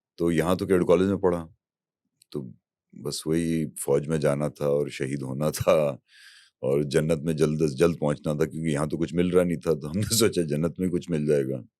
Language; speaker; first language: Urdu; native; Urdu